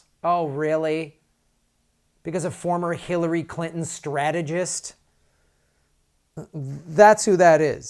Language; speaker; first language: English; native; English